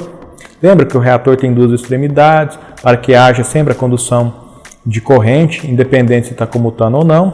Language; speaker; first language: Portuguese; native; Portuguese